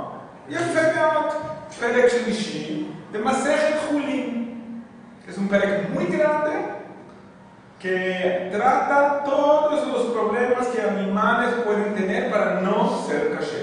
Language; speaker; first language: Spanish; non-native, fluent; Portuguese